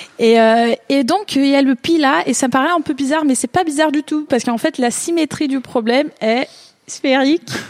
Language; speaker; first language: French; non-native, fluent; Portuguese